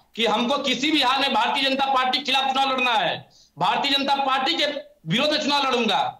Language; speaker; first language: Hindi; native; Hindi